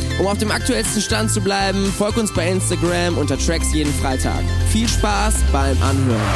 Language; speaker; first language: German; native; German